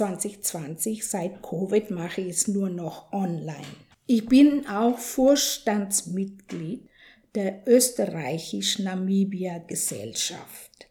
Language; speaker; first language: German; non-native, fluent; Afrikaans